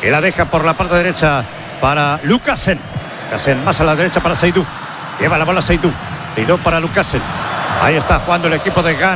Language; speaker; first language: Spanish; native; Spanish